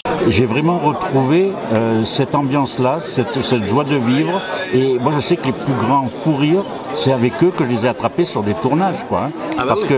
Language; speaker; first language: French; native; French